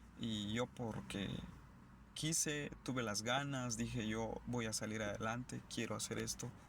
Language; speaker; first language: Spanish; non-native, local second language; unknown